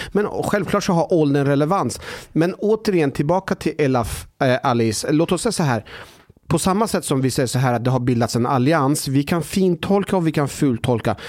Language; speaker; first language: Swedish; early bilingual, other home language; Persian